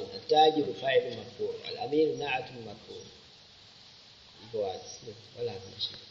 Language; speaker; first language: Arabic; non-native, fluent; Swahili